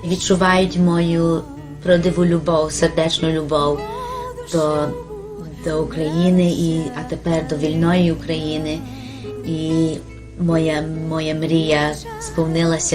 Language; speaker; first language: Ukrainian; early bilingual, heritage; Ukrainian